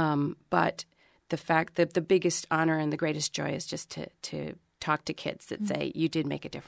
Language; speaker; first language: English; early bilingual, other home language; Spanish